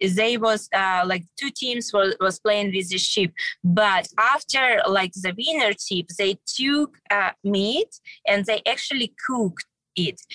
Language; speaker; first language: English; non-native, learner; Russian